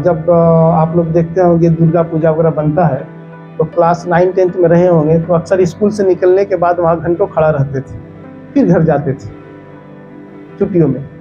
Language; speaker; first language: Hindi; native; Hindi